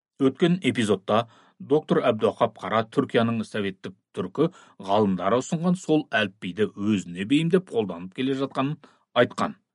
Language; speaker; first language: Kazakh; native; Kazakh